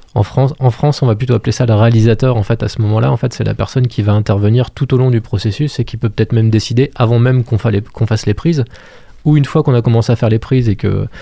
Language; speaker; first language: French; native; French